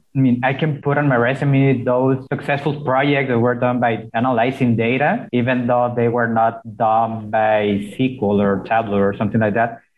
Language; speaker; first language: English; non-native, fluent; Spanish